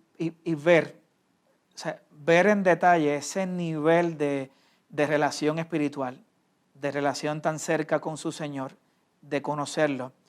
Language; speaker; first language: Spanish; native; Spanish